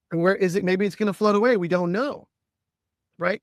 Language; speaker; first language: English; native; English